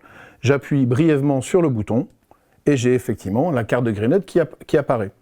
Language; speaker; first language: French; native; French